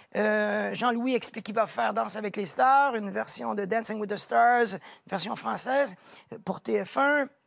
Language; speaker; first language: French; native; French